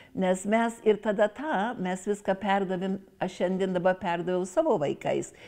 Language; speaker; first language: Lithuanian; early bilingual, heritage; Lithuanian